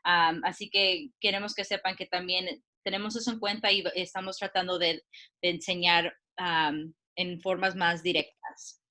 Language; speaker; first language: Spanish; early bilingual, heritage; Spanish